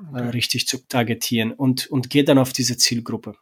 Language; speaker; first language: German; non-native, fluent; Romanian